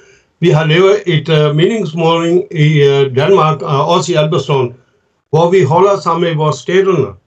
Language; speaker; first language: Danish; non-native, fluent; Urdu